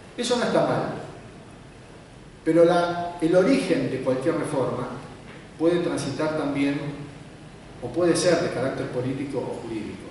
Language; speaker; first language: Spanish; native; Spanish